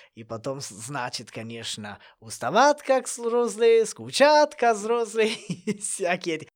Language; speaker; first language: Russian; non-native, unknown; Italian